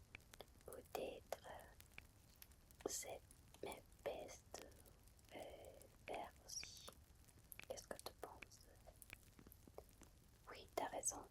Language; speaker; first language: French; non-native, fluent; Spanish